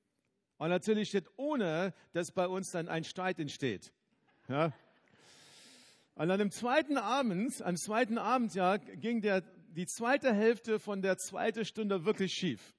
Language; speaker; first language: German; non-native, fluent; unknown